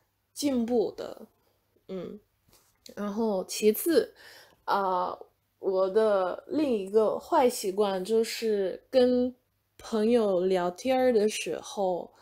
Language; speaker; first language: Chinese; non-native, fluent; English